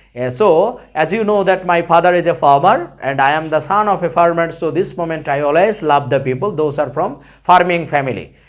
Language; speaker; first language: English; non-native, local second language; Bangla